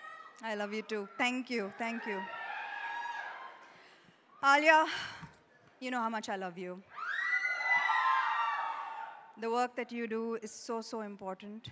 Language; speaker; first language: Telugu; non-native, local second language; Tamil